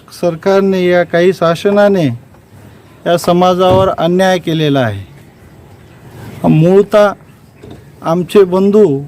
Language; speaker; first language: Marathi; non-native, local second language; Lambadi